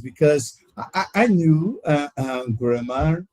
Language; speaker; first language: English; non-native, learner; Portuguese